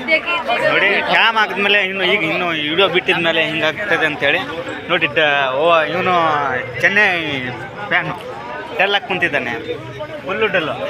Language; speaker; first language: Kannada; non-native, local second language; Lambadi